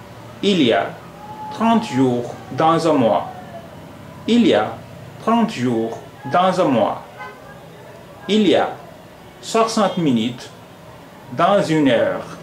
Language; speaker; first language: French; non-native, fluent; Urdu